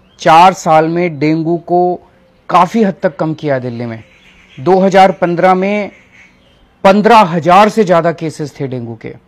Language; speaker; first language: Hindi; native; Hindi